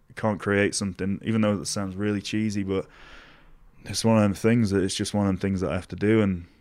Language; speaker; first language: English; native; English